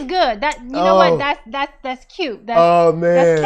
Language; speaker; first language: English; native; English